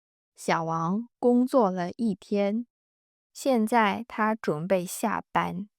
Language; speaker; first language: Chinese; non-native, fluent; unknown